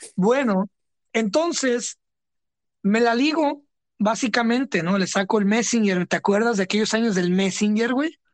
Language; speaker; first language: Spanish; early bilingual, heritage; Spanish